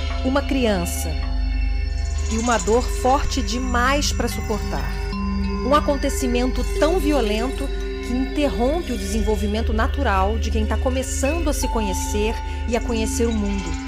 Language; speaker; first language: Portuguese; native; Portuguese